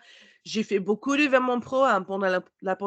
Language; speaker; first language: French; non-native, learner; English